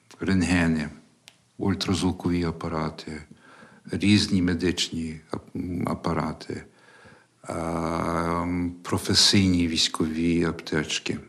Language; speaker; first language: Ukrainian; early bilingual, heritage; Ukrainian